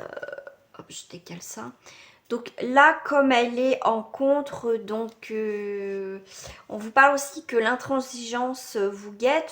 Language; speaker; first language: French; native; French